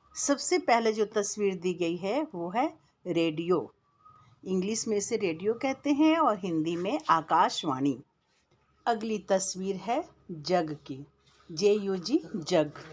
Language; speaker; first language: Hindi; native; Hindi